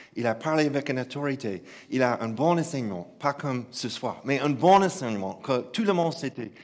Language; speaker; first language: French; non-native, fluent; English